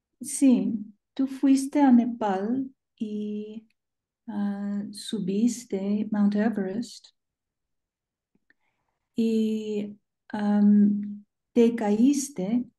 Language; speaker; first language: Spanish; non-native, learner; English